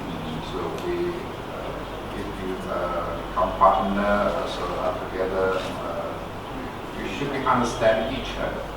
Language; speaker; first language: English; non-native, learner; Chinese